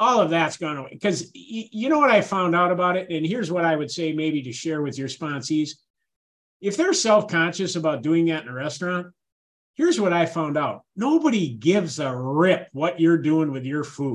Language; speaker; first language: English; native; English